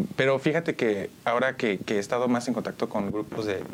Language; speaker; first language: Spanish; early bilingual, heritage; Spanish